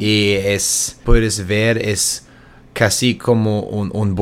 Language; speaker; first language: Spanish; non-native, learner; German